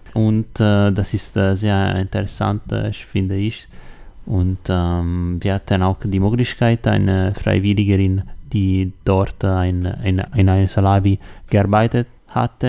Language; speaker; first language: German; non-native, learner; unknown